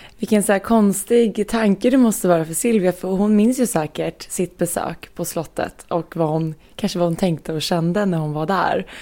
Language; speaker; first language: Swedish; native; Swedish